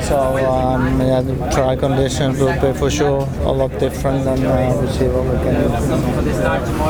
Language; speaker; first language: English; non-native, fluent; Finnish